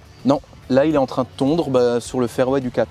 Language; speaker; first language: French; native; French